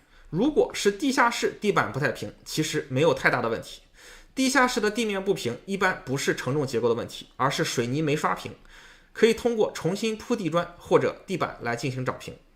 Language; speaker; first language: Chinese; native; Chinese